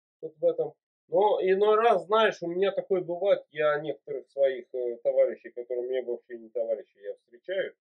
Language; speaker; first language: Russian; native; Russian